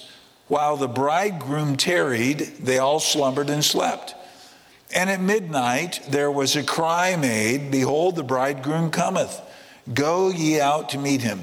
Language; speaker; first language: English; native; English